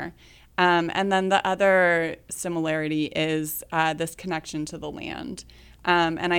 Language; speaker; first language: English; native; English